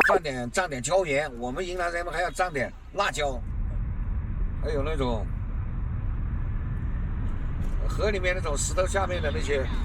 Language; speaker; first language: Chinese; native; Chinese